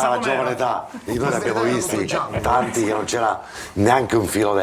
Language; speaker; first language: Italian; native; Italian